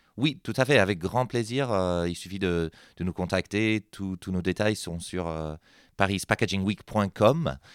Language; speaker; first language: French; non-native, fluent; English